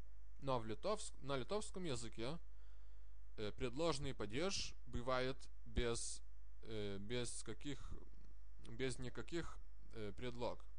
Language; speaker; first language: Russian; non-native, fluent; Lithuanian